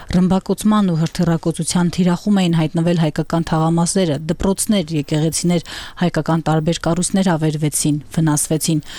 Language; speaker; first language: Armenian; native; Armenian